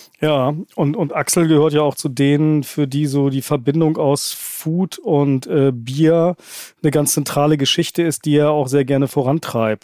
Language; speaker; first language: German; native; German